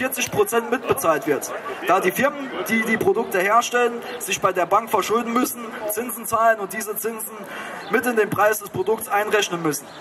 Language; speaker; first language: German; native; German